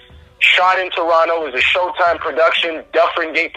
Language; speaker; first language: English; native; English